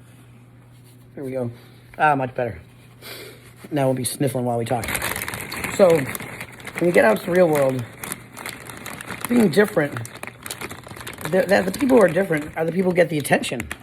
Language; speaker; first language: English; native; English